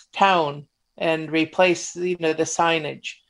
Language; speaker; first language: English; native; English